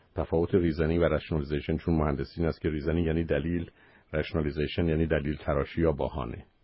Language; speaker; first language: Persian; native; Persian